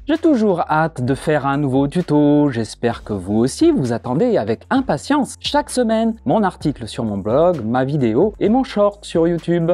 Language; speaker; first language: French; native; French